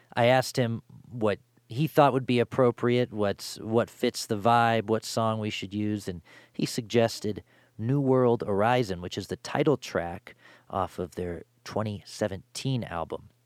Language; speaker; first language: English; native; English